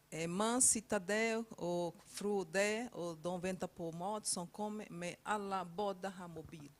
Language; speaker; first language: Swedish; non-native, fluent; Portuguese